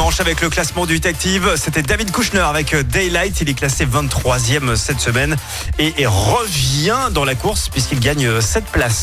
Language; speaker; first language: French; native; French